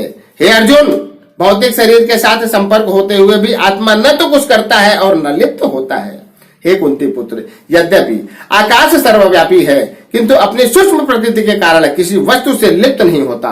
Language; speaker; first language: Hindi; native; Hindi